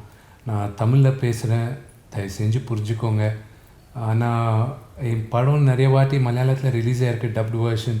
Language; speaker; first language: Tamil; non-native, local second language; Telugu